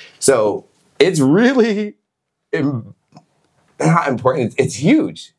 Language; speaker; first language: English; native; English